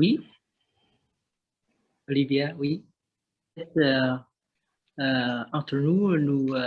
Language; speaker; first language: French; non-native, learner; Vietnamese